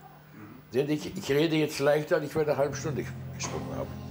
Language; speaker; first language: German; early bilingual, heritage; German